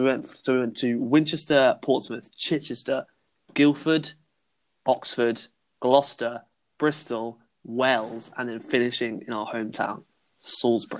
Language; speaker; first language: English; native; English